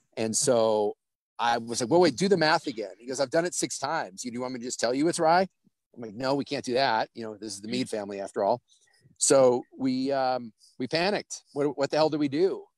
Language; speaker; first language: English; native; English